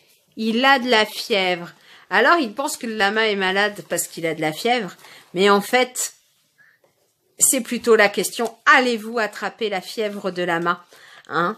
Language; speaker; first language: French; native; French